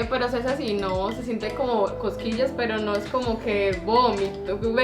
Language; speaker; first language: Spanish; native; Spanish